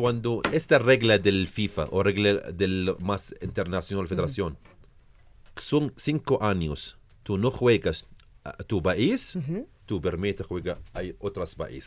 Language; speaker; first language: Spanish; non-native, learner; Arabic